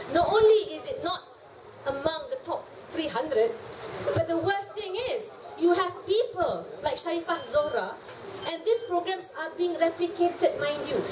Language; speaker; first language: English; non-native, local second language; Malay